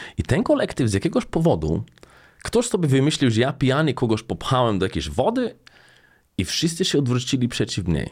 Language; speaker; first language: Polish; non-native, fluent; Slovenian